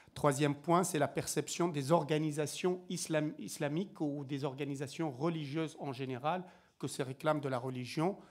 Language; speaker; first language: French; native; French